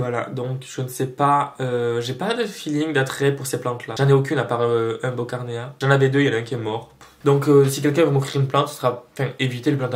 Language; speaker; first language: French; native; French